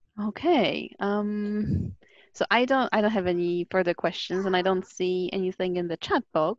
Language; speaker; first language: English; non-native, fluent; Polish